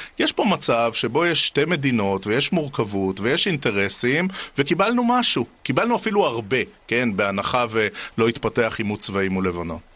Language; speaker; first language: Hebrew; native; Hebrew